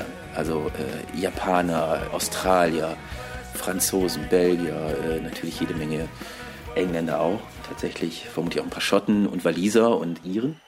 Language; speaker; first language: German; native; German